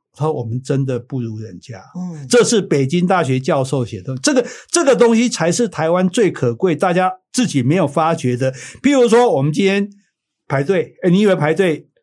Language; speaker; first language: Chinese; native; Chinese